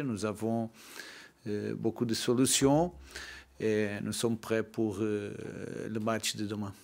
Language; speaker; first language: French; non-native, learner; Portuguese